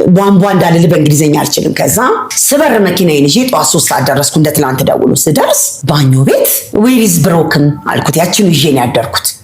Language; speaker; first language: Amharic; native; Amharic